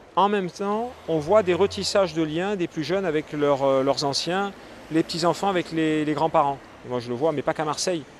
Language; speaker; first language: French; native; French